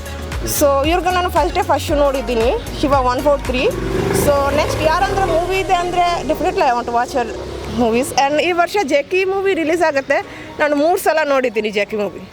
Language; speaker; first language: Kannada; non-native, local second language; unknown